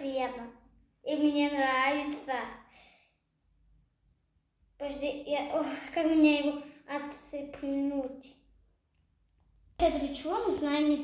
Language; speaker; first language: Russian; early bilingual, other home language; Tajik